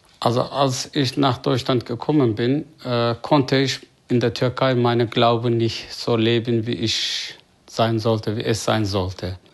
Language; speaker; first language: German; non-native, fluent; Turkish